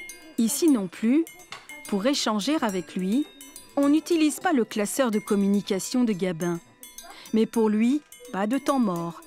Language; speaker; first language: French; native; French